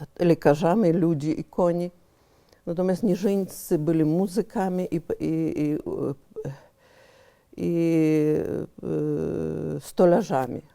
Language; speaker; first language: Polish; early bilingual, heritage; Polish